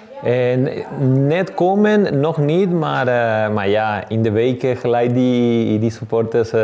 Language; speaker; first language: Dutch; non-native, learner; Spanish